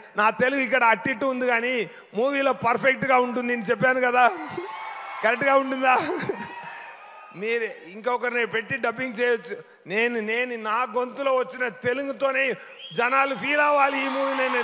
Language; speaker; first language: Telugu; non-native, local second language; Tamil